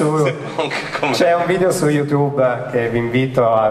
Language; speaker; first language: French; non-native, fluent; Italian